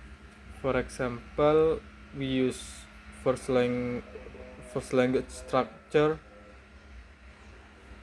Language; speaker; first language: English; non-native, learner; Indonesian